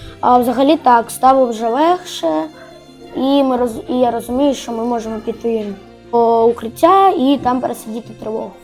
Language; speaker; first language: Ukrainian; non-native, local second language; Russian